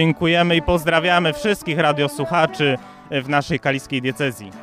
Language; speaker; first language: Polish; native; Polish